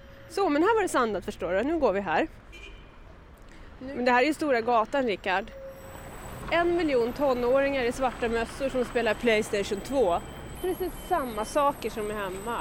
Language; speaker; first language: Swedish; native; Swedish